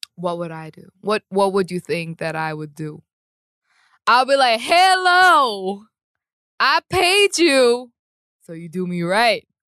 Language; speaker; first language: English; non-native, fluent; Korean